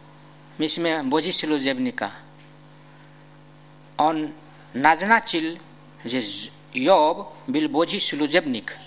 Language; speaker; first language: Czech; non-native, fluent; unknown